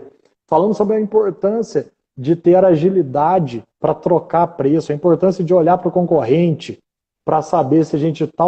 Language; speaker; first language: Portuguese; native; Portuguese